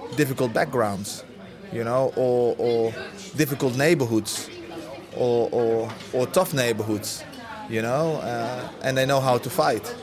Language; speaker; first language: English; early bilingual, other home language; Dutch